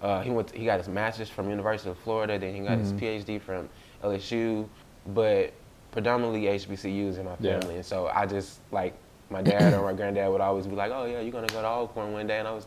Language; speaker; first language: English; native; English